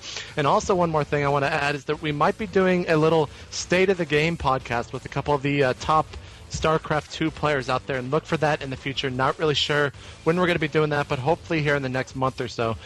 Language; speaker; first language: English; native; English